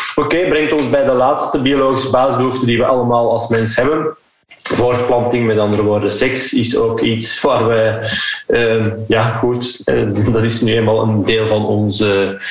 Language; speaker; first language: Dutch; native; Dutch